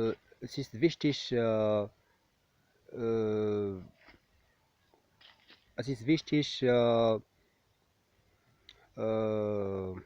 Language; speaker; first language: German; non-native, learner; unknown